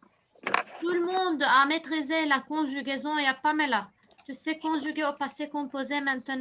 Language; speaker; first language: French; non-native, local second language; Arabic